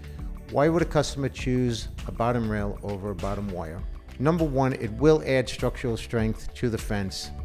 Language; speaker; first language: English; native; English